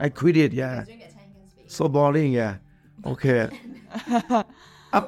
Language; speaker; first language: English; non-native, learner; Thai